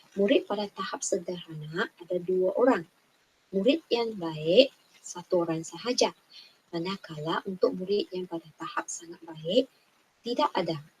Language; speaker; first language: Malay; non-native, local second language; Chinese